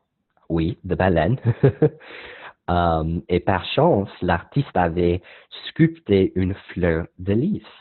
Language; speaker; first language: French; non-native, learner; English